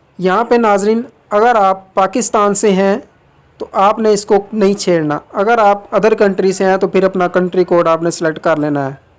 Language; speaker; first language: Urdu; non-native, local second language; Punjabi